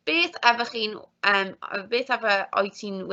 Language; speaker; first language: Welsh; non-native, fluent; English